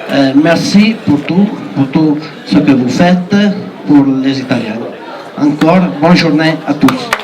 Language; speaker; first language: French; non-native, learner; Italian